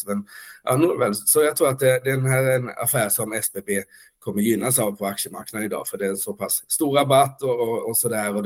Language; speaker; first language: Swedish; native; Swedish